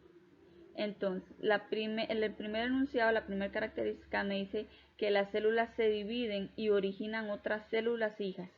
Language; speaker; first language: Spanish; native; Spanish